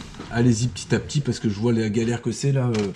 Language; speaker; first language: French; native; French